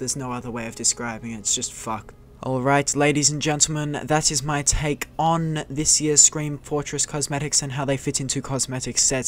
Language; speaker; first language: English; native; English